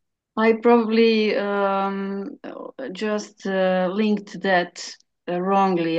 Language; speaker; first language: English; non-native, learner; Serbian